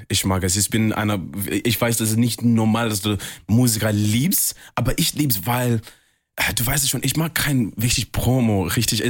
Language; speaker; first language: German; non-native, fluent; English